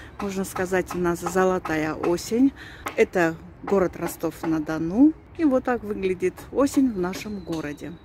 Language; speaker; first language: Russian; native; Russian